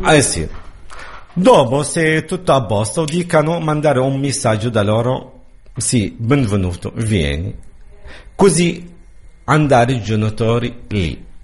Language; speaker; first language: Italian; non-native, learner; Arabic